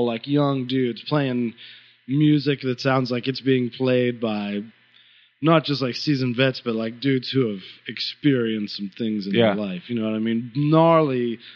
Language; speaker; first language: English; native; English